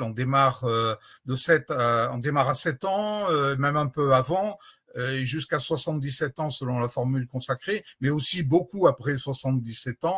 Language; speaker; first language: French; native; French